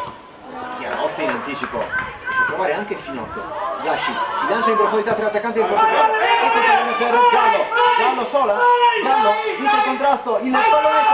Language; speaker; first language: Italian; native; Italian